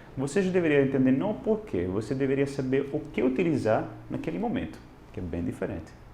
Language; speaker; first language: Portuguese; non-native, fluent; Italian